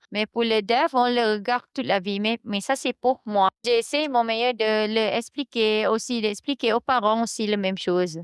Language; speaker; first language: French; non-native, fluent; Malay